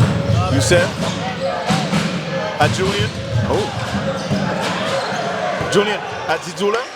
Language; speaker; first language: French; native; French